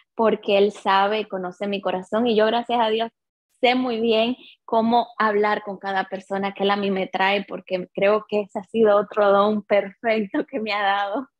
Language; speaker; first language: Spanish; native; Spanish